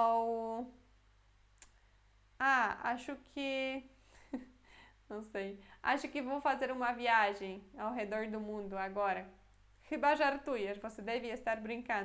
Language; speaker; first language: Portuguese; non-native, fluent; Polish